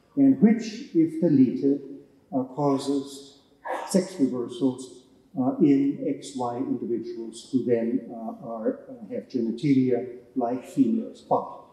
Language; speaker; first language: English; non-native, fluent; German